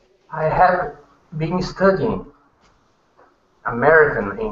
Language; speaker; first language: English; non-native, fluent; Portuguese